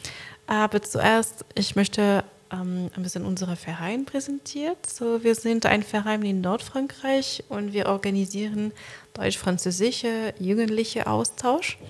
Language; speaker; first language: German; non-native, learner; French